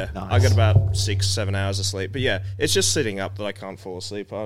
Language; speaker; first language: English; native; English